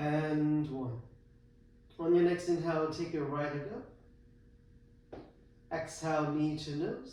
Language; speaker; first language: English; native; English